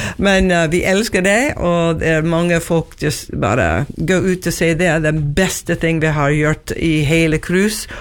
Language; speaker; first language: Norwegian; non-native, learner; English